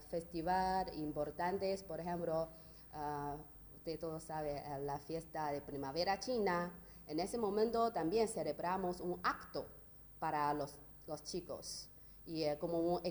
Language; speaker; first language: Spanish; non-native, learner; Chinese